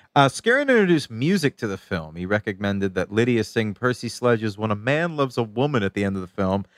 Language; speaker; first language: English; native; English